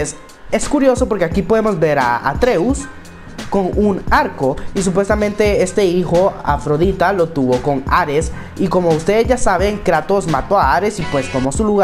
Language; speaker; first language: Spanish; native; Spanish